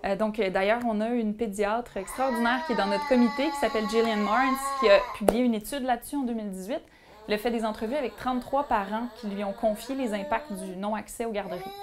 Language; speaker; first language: French; native; French